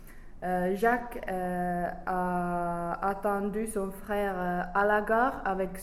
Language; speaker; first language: French; non-native, fluent; English